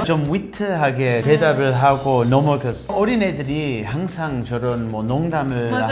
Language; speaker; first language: Korean; non-native, fluent; English